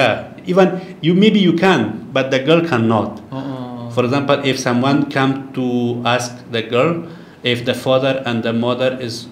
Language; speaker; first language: English; non-native, learner; Persian